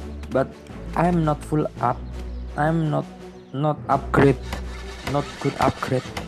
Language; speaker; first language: English; non-native, learner; Indonesian